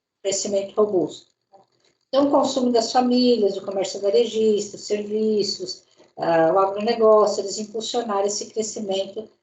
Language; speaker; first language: Portuguese; native; Portuguese